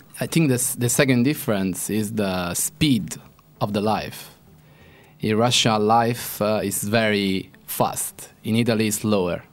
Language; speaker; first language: English; non-native, fluent; Italian